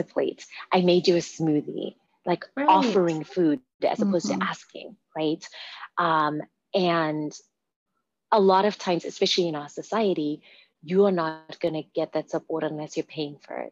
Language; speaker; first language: English; non-native, local second language; Shona